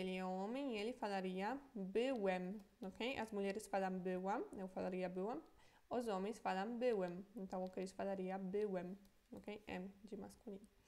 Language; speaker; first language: Portuguese; non-native, fluent; Polish